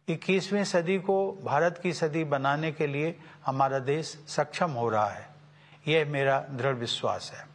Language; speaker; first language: Hindi; native; Hindi